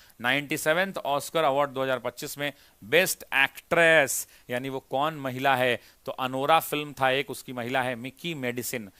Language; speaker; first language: Hindi; native; Hindi